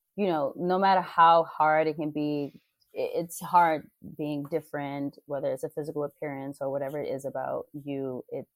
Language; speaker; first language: English; native; English